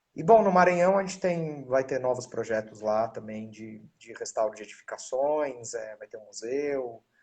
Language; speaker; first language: Portuguese; native; Portuguese